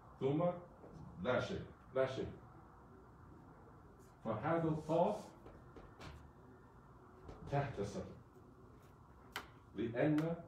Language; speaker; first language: Arabic; non-native, fluent; English